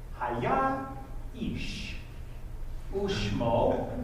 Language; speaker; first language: Hebrew; non-native, fluent; English